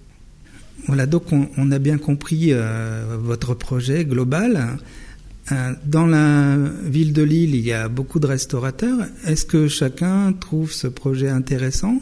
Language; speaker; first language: French; native; French